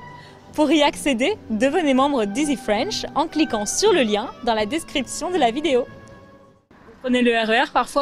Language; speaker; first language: French; native; French